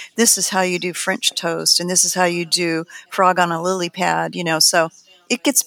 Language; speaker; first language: English; native; English